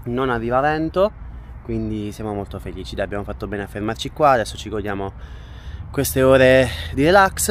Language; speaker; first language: Italian; native; Italian